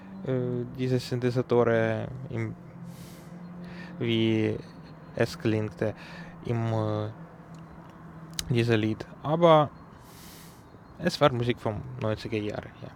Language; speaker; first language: German; non-native, learner; Ukrainian